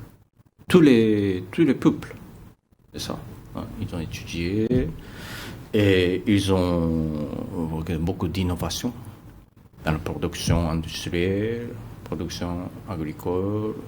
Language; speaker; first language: French; non-native, fluent; Japanese